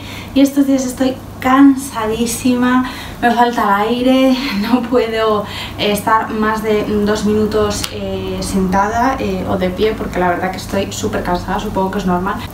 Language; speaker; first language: Spanish; native; Spanish